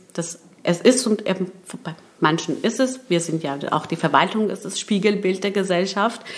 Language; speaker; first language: German; early bilingual, other home language; Persian